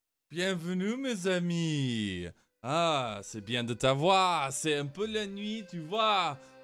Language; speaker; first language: French; non-native, learner; English